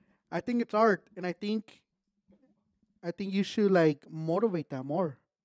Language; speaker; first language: English; early bilingual, other home language; Spanish